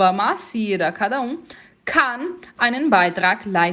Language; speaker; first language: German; non-native, fluent; Portuguese